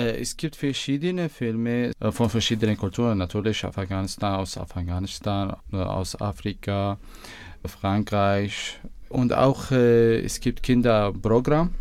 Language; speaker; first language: German; non-native, learner; Arabic